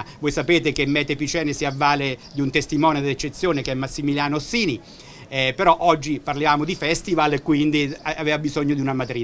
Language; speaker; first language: Italian; native; Italian